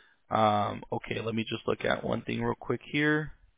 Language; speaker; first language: English; early bilingual, other home language; Spanish